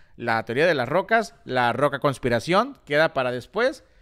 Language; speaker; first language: Spanish; native; Spanish